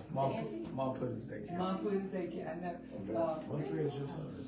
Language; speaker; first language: English; native; English